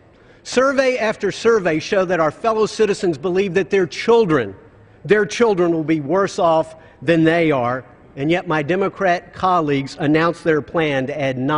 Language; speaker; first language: English; native; English